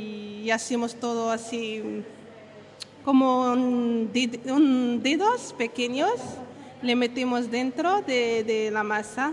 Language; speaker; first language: Spanish; non-native, learner; Arabic